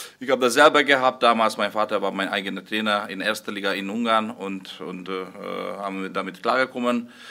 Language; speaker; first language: German; non-native, fluent; Hungarian